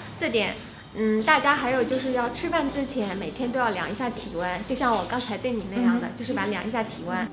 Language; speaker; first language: Chinese; native; Chinese